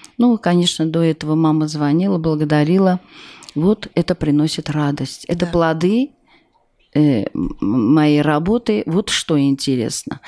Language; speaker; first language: Russian; non-native, local second language; Armenian